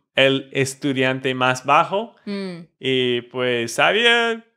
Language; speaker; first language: Spanish; non-native, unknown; English